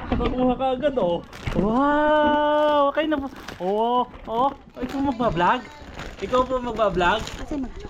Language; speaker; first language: Filipino; native; Filipino